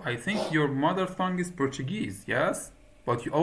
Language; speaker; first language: English; non-native, fluent; Persian